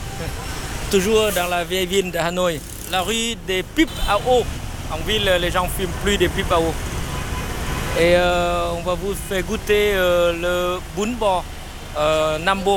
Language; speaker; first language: French; non-native, fluent; Vietnamese